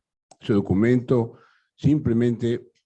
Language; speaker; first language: Spanish; native; Spanish